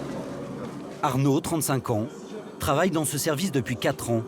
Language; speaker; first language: French; native; French